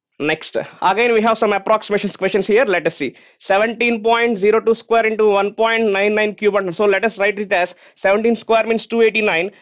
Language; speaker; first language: English; non-native, local second language; Telugu